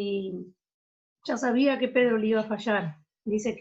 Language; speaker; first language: Spanish; native; Spanish